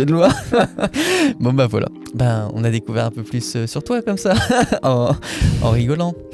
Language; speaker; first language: French; native; French